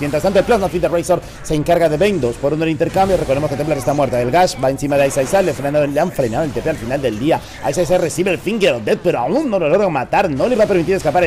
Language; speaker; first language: Spanish; native; Spanish